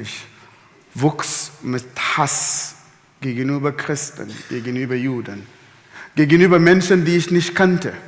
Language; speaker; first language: German; non-native, fluent; Arabic